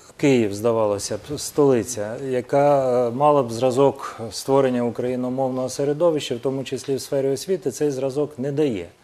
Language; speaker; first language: Ukrainian; native; Ukrainian